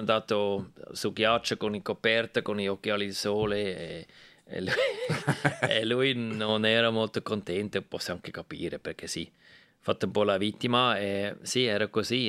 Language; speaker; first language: Italian; non-native, local second language; German